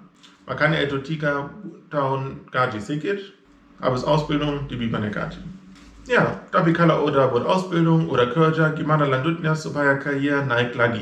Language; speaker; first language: Indonesian; non-native, fluent; German